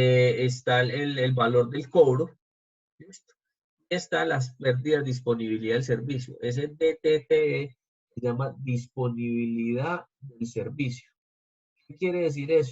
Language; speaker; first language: Spanish; native; Spanish